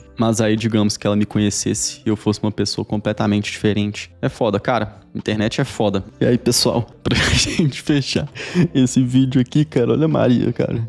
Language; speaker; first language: Portuguese; native; Portuguese